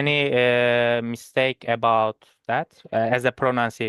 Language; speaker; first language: English; non-native, learner; Turkish